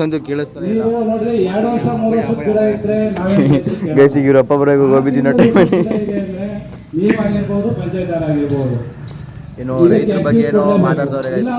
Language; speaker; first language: Kannada; native; Kannada